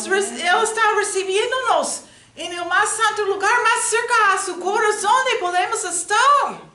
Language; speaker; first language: Spanish; non-native, learner; English